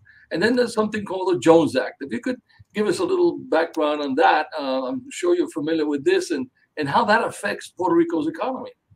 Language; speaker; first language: English; early bilingual, other home language; Spanish